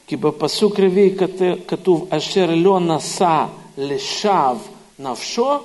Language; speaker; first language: Hebrew; non-native, fluent; Russian